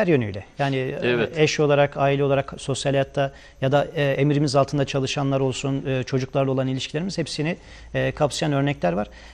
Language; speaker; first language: Turkish; native; Turkish